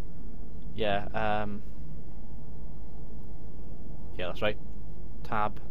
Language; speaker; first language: English; native; English